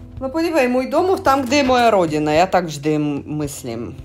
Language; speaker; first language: Czech; non-native, learner; Russian